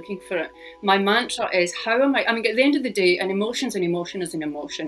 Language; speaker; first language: English; native; English